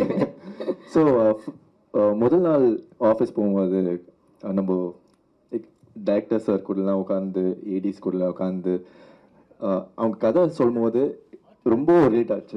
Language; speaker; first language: Tamil; non-native, learner; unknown